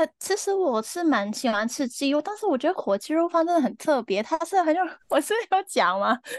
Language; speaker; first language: Chinese; non-native, local second language; Cantonese